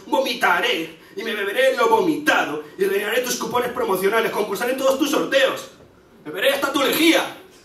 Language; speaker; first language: Spanish; native; Spanish